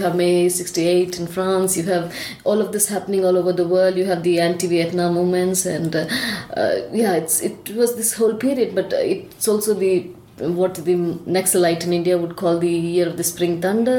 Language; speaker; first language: English; non-native, local second language; Tamil